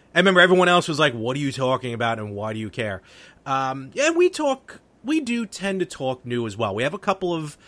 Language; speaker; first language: English; native; English